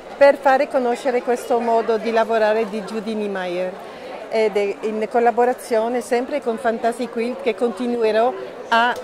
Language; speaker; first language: Italian; non-native, fluent; French